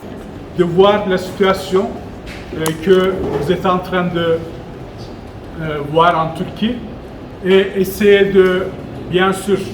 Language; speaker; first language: French; non-native, fluent; Turkish